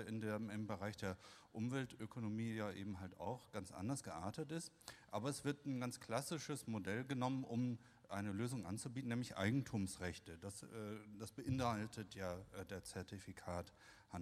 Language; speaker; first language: German; native; German